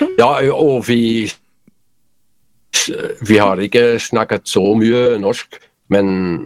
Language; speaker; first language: Norwegian; non-native, learner; Polish